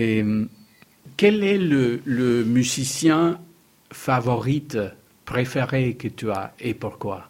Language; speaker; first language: French; non-native, learner; Spanish